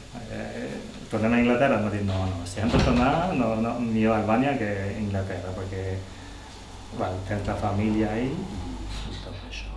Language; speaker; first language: Catalan; non-native, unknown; Albanian